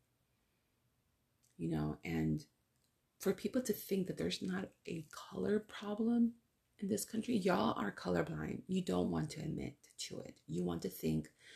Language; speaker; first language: English; early bilingual, other home language; Spanish